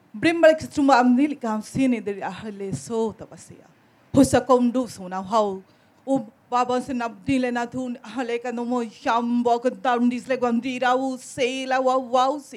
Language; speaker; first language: English; non-native, local second language; Bangla